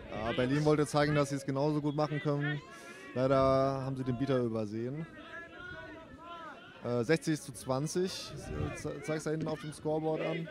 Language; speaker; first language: German; native; German